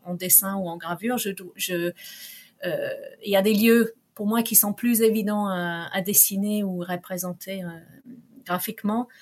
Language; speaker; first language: French; non-native, fluent; English